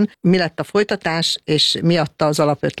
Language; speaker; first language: Hungarian; native; Hungarian